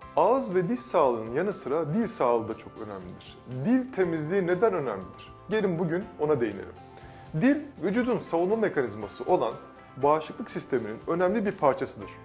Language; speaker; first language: Turkish; native; Turkish